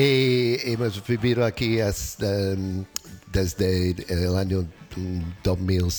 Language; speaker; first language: Spanish; non-native, learner; English